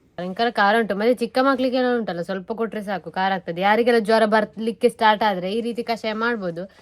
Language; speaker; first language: Kannada; native; Kannada